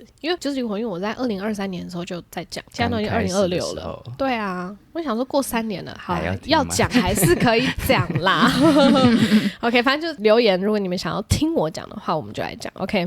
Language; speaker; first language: Chinese; native; Chinese